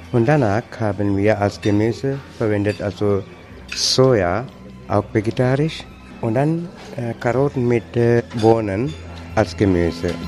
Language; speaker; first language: German; non-native, learner; Sinhala